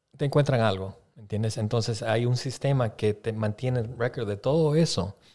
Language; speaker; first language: Spanish; early bilingual, heritage; Spanish